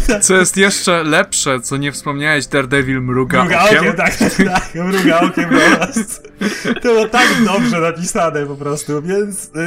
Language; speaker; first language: Polish; native; Polish